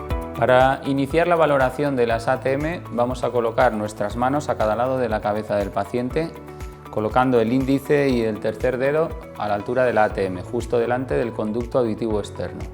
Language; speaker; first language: Spanish; native; Spanish